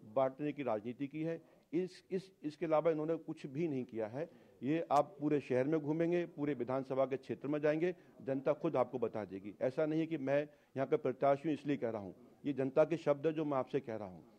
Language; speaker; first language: Hindi; native; Hindi